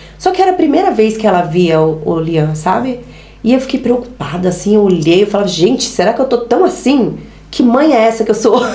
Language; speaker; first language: Portuguese; native; Portuguese